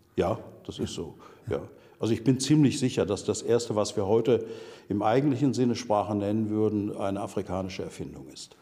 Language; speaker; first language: German; native; German